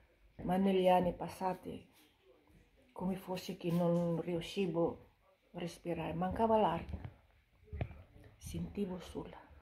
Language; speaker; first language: Italian; non-native, fluent; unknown